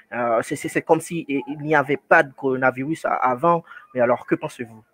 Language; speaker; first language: French; non-native, fluent; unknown